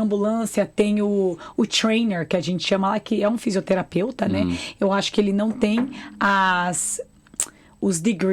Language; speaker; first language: Portuguese; native; Portuguese